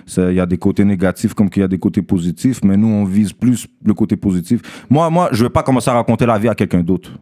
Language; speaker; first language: French; early bilingual, other home language; Russian